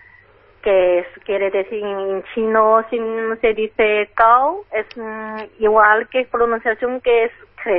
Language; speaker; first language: Spanish; non-native, fluent; Chinese